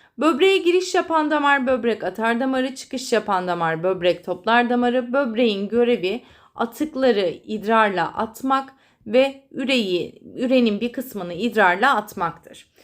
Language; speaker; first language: Turkish; native; Turkish